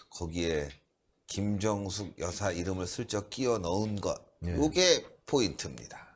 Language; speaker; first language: Korean; native; Korean